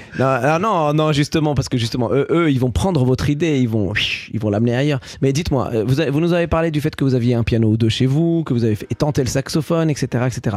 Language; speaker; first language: French; early bilingual, other home language; Arabic